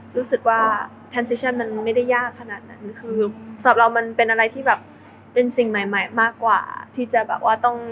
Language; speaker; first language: Thai; early bilingual, other home language; German